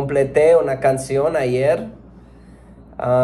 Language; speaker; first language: Spanish; non-native, learner; English